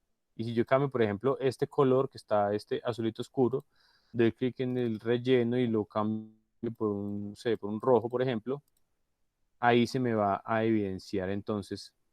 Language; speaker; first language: Spanish; native; Spanish